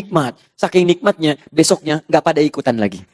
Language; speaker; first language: Indonesian; native; Indonesian